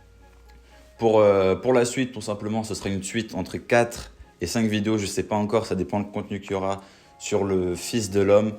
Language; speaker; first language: French; native; French